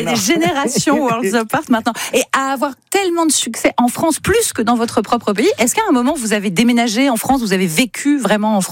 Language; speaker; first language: French; native; French